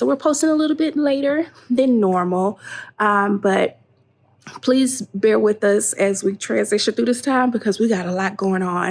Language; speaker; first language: English; native; English